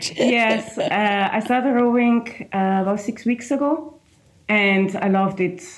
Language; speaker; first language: English; non-native, fluent; Italian